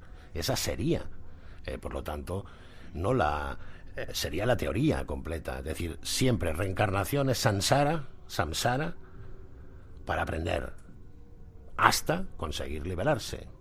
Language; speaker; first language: Spanish; native; Spanish